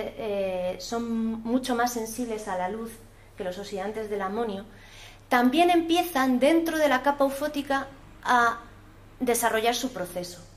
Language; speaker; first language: Spanish; native; Spanish